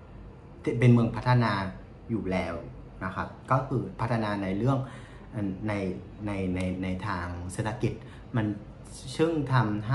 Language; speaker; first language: Thai; non-native, fluent; Vietnamese